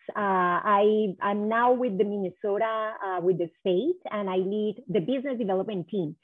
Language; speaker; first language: English; non-native, fluent; Spanish